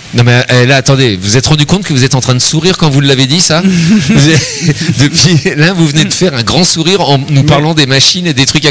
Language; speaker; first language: French; native; French